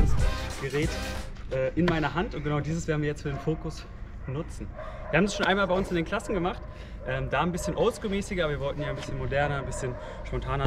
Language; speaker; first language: German; native; German